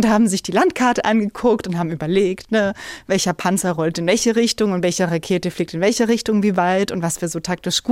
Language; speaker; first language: German; native; German